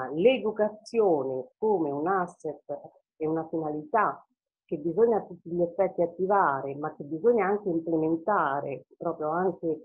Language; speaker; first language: Italian; native; Italian